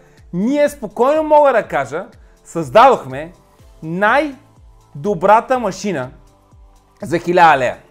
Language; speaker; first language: Bulgarian; native; Bulgarian